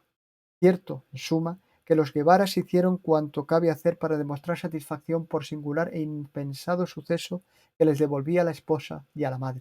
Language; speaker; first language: Spanish; native; Spanish